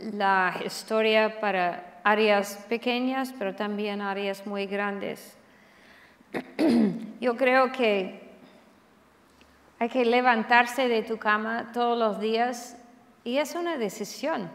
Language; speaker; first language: Spanish; non-native, fluent; English